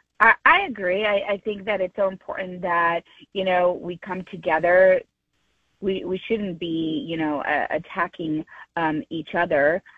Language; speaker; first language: English; early bilingual, other home language; Spanish